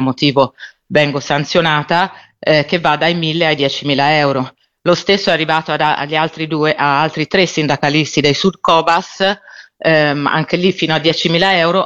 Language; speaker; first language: Italian; native; Italian